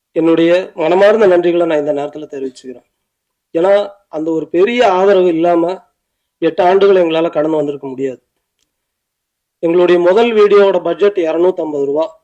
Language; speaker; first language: Tamil; native; Tamil